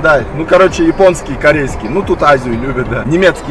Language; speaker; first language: Russian; native; Russian